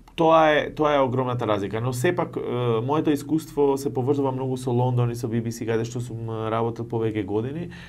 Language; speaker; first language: Macedonian; non-native, local second language; Albanian